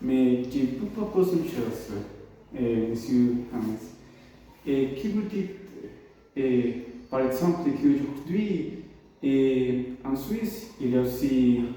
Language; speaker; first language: French; non-native, learner; Spanish